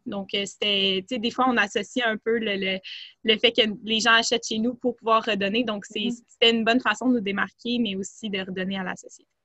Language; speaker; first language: French; native; French